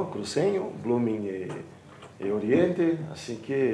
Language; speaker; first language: Spanish; non-native, fluent; Portuguese